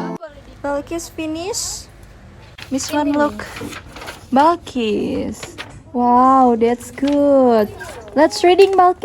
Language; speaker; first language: English; non-native, learner; Indonesian